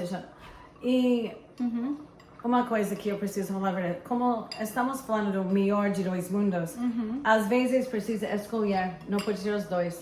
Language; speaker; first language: Portuguese; non-native, fluent; English